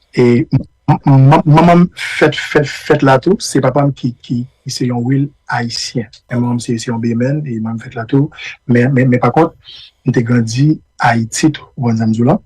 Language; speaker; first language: Haitian Creole; early bilingual, heritage; Haitian Creole